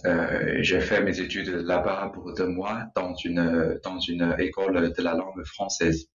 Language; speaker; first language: French; non-native, learner; Chinese